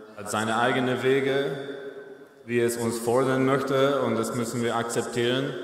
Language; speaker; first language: German; non-native, fluent; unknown